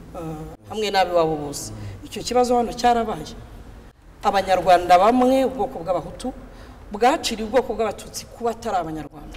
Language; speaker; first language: Kinyarwanda; native; Kinyarwanda